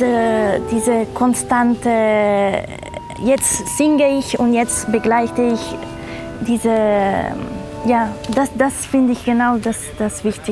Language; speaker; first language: German; non-native, learner; Spanish